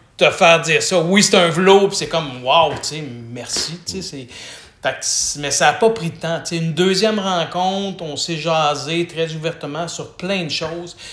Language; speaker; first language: French; native; French